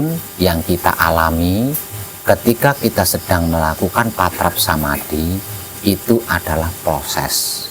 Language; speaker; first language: Indonesian; non-native, local second language; Javanese